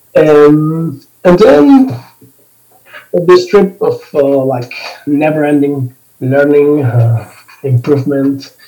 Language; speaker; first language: English; non-native, fluent; Spanish